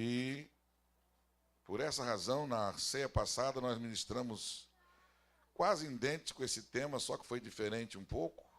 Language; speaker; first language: Portuguese; native; Portuguese